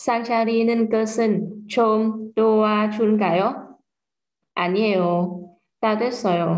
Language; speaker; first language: Korean; non-native, learner; Vietnamese